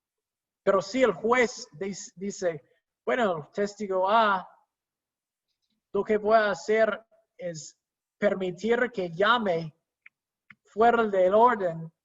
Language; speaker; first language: Spanish; non-native, fluent; English